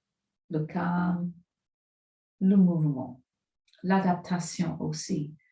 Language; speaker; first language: French; non-native, fluent; English